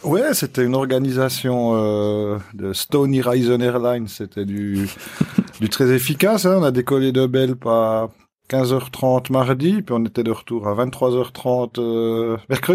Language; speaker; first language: French; native; French